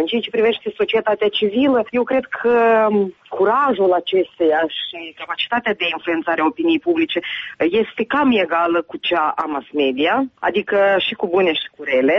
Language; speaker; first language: Romanian; native; Romanian